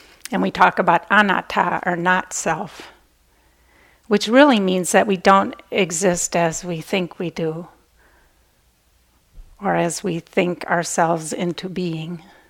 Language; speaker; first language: English; native; English